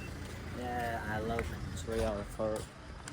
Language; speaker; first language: English; non-native, learner; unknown